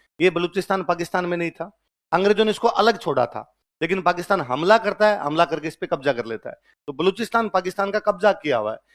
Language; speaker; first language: Hindi; native; Hindi